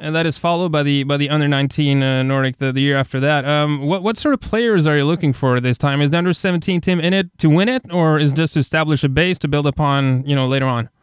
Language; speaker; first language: English; non-native, fluent; Norwegian